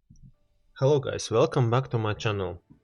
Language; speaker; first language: English; non-native, learner; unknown